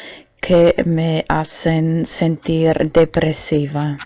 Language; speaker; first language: Spanish; non-native, fluent; German